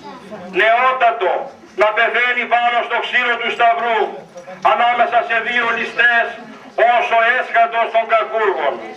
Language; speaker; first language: Greek; native; Greek